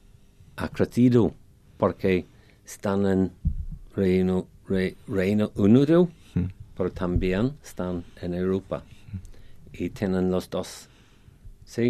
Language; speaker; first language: Spanish; non-native, fluent; English